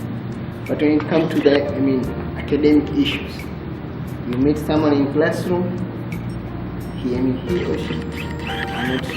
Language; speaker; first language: English; non-native, local second language; Swahili